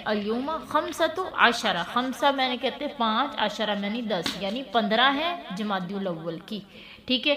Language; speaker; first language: Urdu; native; Urdu